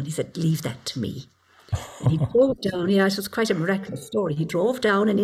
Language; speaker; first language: English; native; English